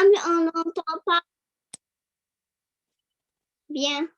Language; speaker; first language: French; non-native, learner; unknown